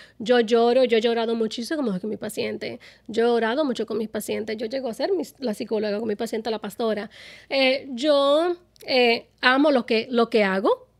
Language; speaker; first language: Spanish; early bilingual, other home language; English